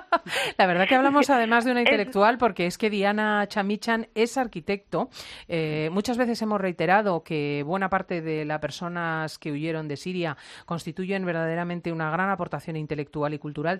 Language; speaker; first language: Spanish; native; Spanish